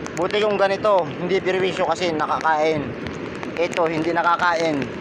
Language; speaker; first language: Filipino; non-native, local second language; Bikol